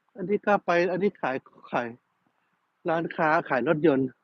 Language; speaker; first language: Thai; non-native, fluent; Burmese